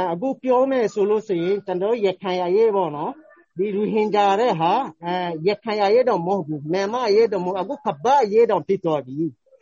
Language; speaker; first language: Burmese; non-native, local second language; Rohingya